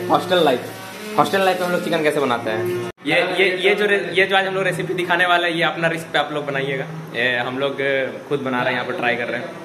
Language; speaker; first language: Hindi; native; Hindi